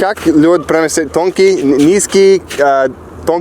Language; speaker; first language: Russian; non-native, learner; English